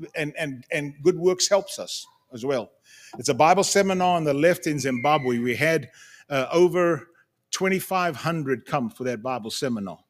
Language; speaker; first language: English; native; English